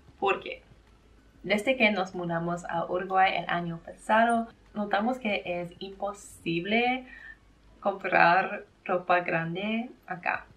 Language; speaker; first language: Spanish; non-native, learner; English